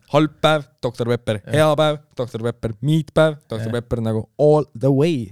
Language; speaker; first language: Estonian; native; Estonian